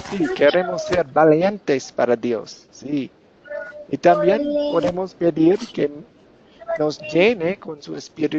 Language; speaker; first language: Spanish; non-native, fluent; English